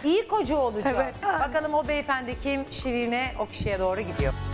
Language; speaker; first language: Turkish; native; Turkish